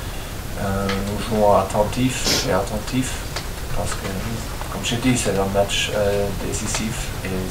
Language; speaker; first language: French; non-native, fluent; German